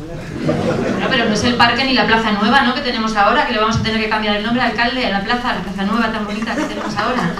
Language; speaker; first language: Spanish; native; Spanish